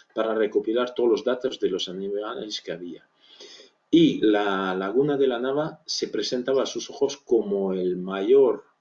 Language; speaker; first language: Spanish; early bilingual, other home language; French